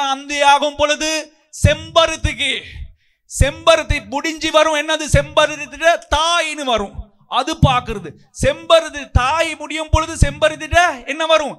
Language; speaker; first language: Tamil; non-native, local second language; Sinhala